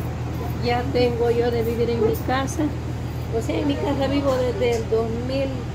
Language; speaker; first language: Spanish; native; Spanish